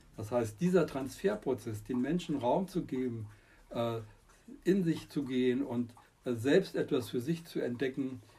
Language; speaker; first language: German; non-native, fluent; Persian